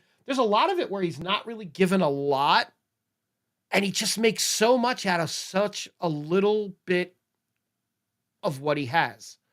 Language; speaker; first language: English; native; English